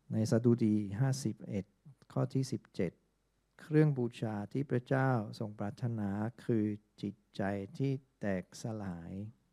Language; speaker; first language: Thai; non-native, fluent; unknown